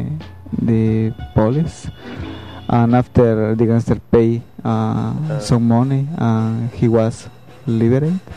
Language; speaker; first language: English; non-native, learner; Spanish